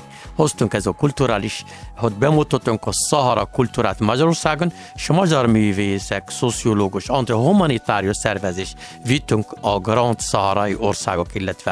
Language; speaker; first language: Hungarian; non-native, fluent; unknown